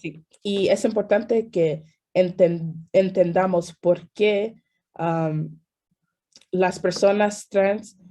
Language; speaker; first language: Spanish; early bilingual, heritage; Spanish